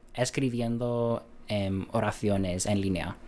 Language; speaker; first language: Spanish; non-native, fluent; English